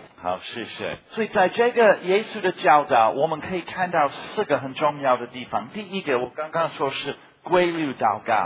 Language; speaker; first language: Chinese; non-native, fluent; English